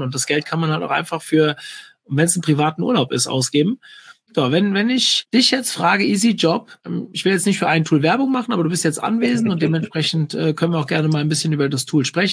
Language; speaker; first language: German; native; German